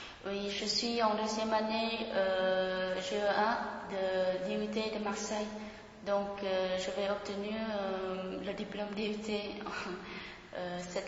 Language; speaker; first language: French; non-native, fluent; Vietnamese